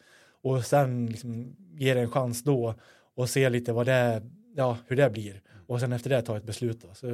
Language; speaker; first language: Swedish; native; Swedish